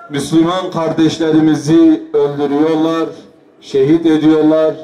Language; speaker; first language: Turkish; native; Turkish